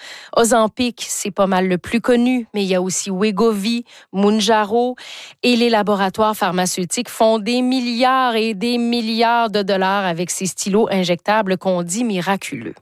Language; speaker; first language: French; native; French